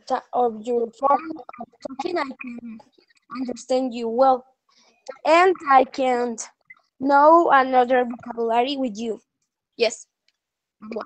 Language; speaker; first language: English; non-native, learner; Spanish